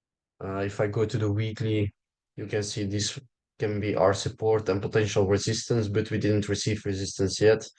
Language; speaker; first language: English; non-native, fluent; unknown